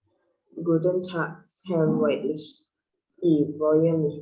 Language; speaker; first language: German; non-native, learner; Indonesian